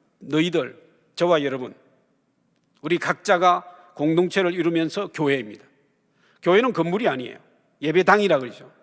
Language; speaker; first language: Korean; early bilingual, heritage; Korean